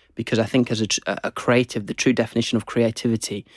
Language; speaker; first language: English; native; English